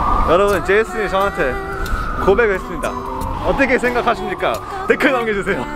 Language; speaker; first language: Korean; early bilingual, heritage; English